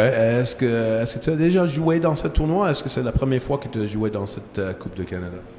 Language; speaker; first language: French; non-native, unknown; English